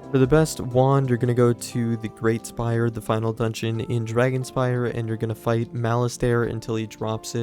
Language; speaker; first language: English; native; English